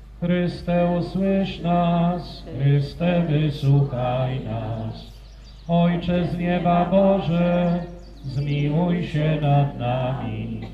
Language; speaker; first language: Polish; native; Polish